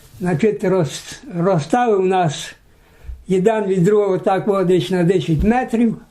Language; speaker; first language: Ukrainian; native; Ukrainian